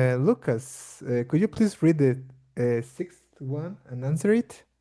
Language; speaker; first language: English; non-native, fluent; Portuguese